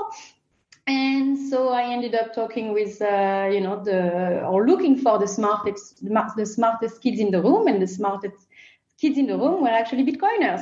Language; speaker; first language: English; non-native, fluent; French